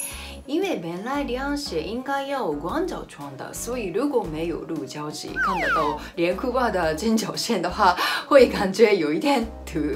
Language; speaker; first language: Chinese; non-native, fluent; Japanese